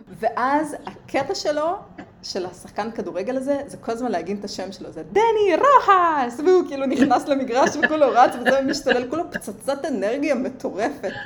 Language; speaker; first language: Hebrew; early bilingual, other home language; Russian